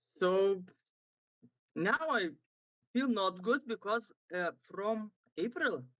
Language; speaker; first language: English; non-native, learner; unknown